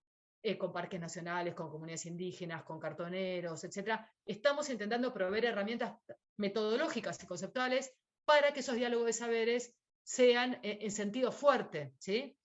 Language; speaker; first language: Spanish; native; Spanish